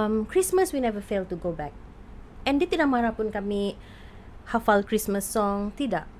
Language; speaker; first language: English; non-native, local second language; Malay